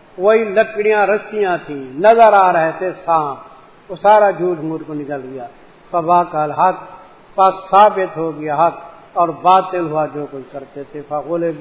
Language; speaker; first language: Urdu; non-native, local second language; Sindhi